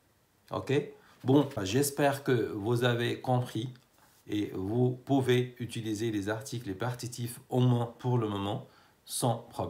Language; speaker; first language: French; non-native, fluent; Arabic